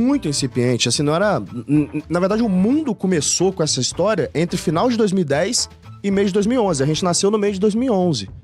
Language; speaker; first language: Portuguese; native; Portuguese